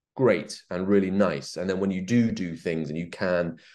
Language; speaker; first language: English; native; English